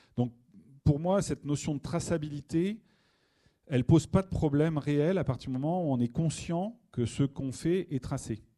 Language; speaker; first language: French; native; French